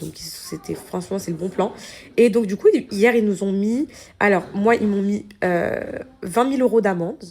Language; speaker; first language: French; native; French